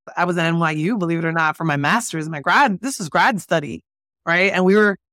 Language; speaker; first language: English; native; English